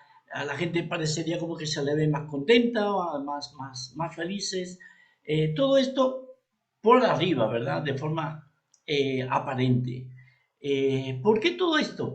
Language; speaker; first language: Spanish; native; Spanish